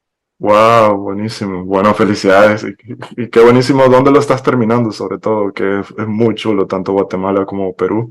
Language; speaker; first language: Spanish; native; Spanish